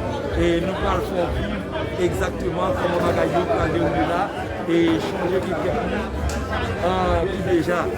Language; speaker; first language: French; non-native, local second language; Haitian Creole